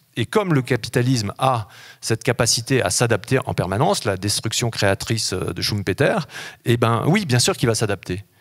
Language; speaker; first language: French; native; French